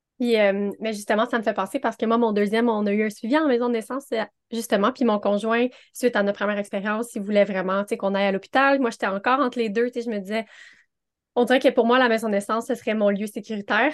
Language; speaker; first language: French; native; French